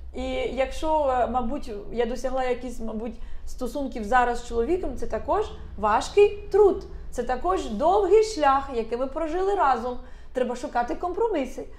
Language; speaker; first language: Ukrainian; non-native, local second language; Russian